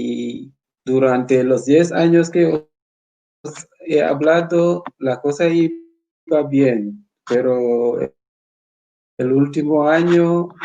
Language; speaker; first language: Spanish; non-native, fluent; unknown